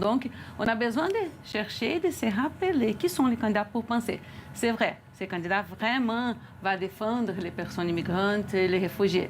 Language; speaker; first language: French; non-native, fluent; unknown